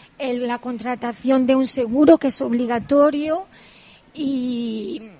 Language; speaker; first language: Spanish; native; Spanish